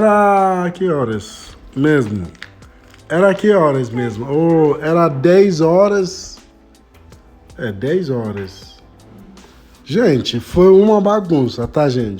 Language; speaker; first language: Portuguese; non-native, fluent; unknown